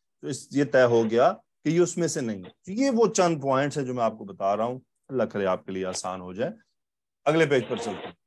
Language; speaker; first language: Urdu; native; Urdu